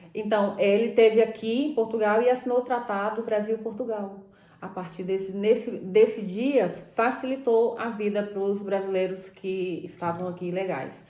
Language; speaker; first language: Portuguese; native; Portuguese